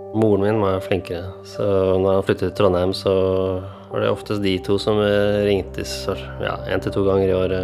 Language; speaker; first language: Norwegian; native; Norwegian